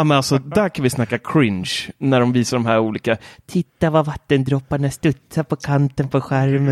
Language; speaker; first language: Swedish; native; Swedish